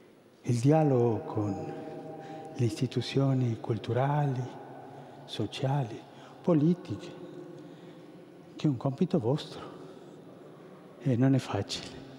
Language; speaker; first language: Italian; non-native, fluent; Spanish